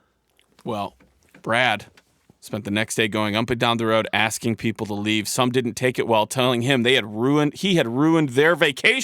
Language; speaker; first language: English; native; English